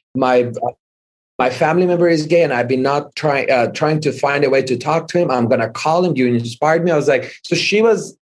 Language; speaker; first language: English; non-native, fluent; Armenian